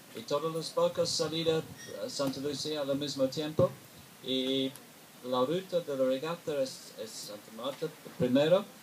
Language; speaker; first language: Spanish; non-native, learner; English